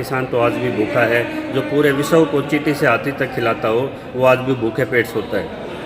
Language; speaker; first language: Hindi; native; Hindi